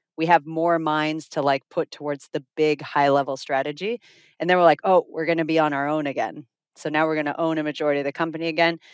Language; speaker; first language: English; non-native, fluent; Finnish